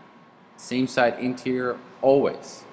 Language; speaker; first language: English; native; English